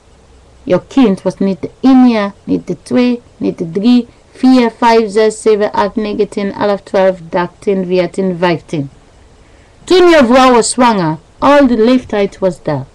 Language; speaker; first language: Dutch; non-native, learner; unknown